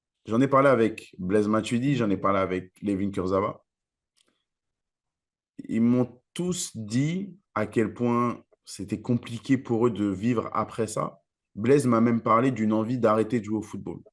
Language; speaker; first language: French; native; French